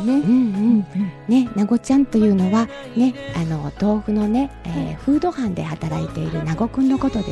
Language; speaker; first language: Japanese; native; Japanese